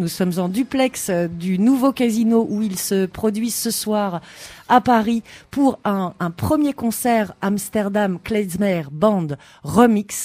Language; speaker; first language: French; native; French